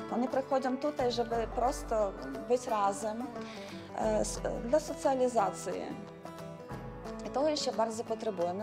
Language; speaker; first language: Polish; non-native, learner; Ukrainian